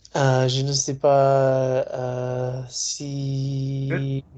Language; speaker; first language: French; non-native, learner; English